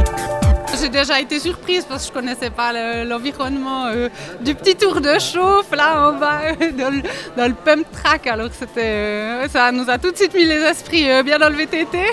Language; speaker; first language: French; native; French